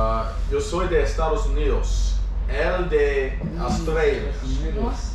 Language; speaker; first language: Spanish; non-native, learner; English